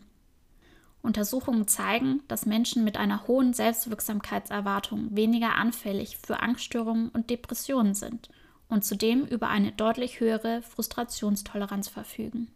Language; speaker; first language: German; native; German